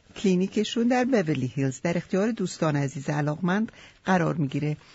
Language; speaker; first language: Persian; native; Persian